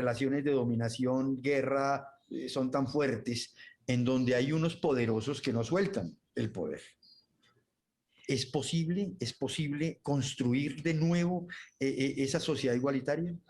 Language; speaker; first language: Spanish; native; Spanish